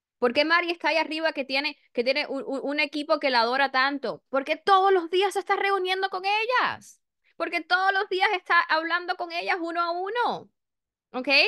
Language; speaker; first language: Spanish; early bilingual, heritage; Spanish